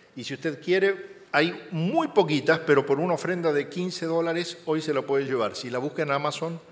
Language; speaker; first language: Spanish; native; Spanish